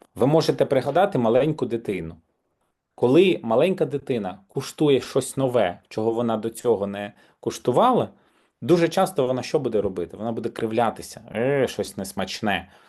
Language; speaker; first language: Ukrainian; native; Ukrainian